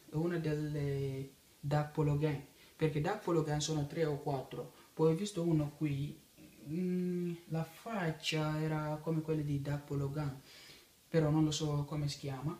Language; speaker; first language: Italian; non-native, learner; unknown